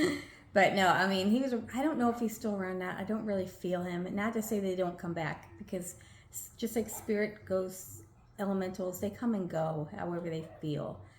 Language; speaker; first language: English; native; English